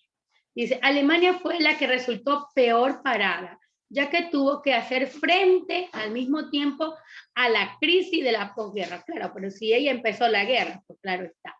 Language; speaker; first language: Spanish; native; Spanish